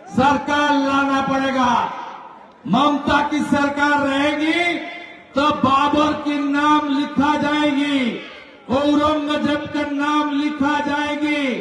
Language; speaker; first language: Hindi; non-native, local second language; Bangla